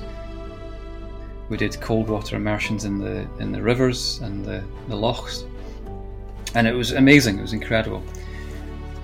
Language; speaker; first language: English; native; English